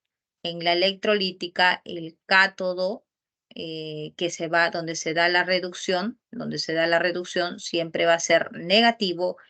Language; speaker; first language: Spanish; native; Spanish